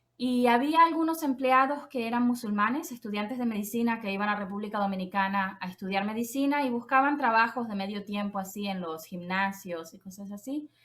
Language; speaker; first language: Spanish; native; Spanish